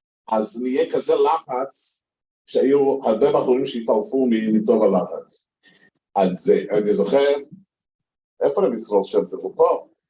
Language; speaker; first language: Hebrew; non-native, fluent; English